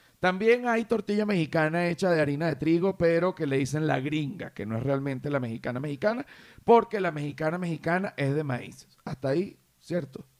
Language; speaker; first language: Spanish; native; Spanish